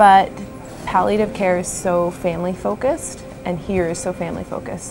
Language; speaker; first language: English; native; English